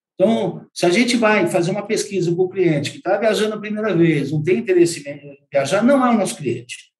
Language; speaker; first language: Portuguese; native; Portuguese